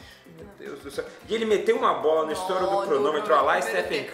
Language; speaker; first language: Portuguese; native; Portuguese